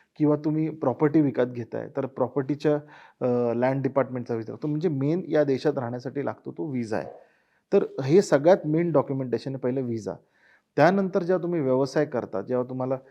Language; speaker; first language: Marathi; native; Marathi